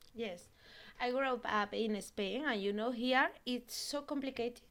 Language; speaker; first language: English; non-native, learner; Spanish